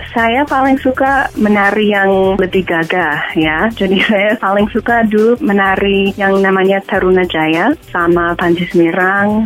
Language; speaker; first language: Indonesian; non-native, fluent; English